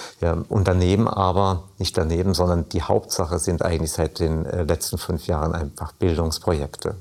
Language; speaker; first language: German; native; German